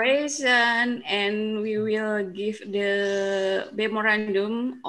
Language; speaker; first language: English; non-native, learner; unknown